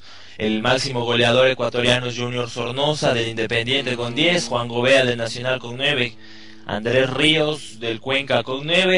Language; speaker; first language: Spanish; native; Spanish